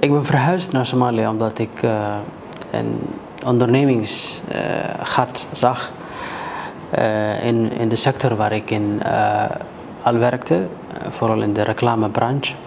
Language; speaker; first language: Dutch; early bilingual, other home language; Somali